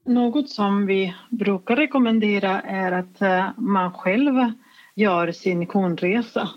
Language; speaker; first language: Swedish; non-native, fluent; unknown